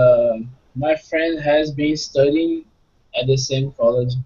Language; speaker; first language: English; non-native, fluent; Portuguese